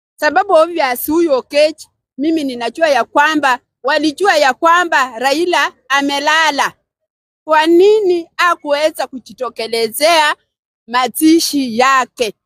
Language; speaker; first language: Swahili; non-native, local second language; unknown